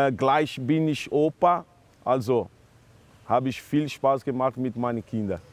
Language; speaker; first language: German; non-native, learner; Portuguese